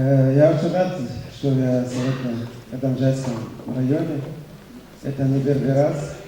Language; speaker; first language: Russian; non-native, fluent; Arabic